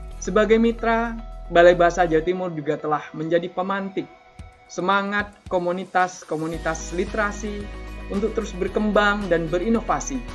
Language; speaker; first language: Indonesian; native; Indonesian